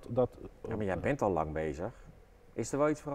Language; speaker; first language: Dutch; native; Dutch